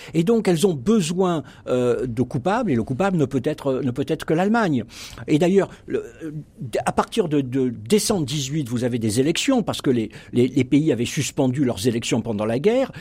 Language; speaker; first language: French; native; French